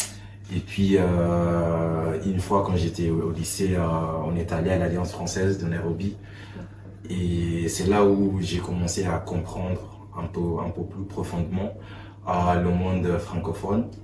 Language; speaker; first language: French; non-native, fluent; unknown